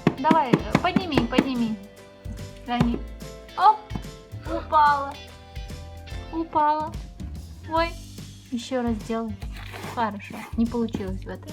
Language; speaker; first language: Russian; non-native, local second language; Kazakh